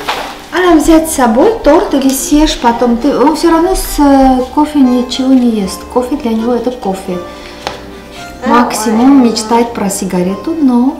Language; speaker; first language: Russian; non-native, fluent; Armenian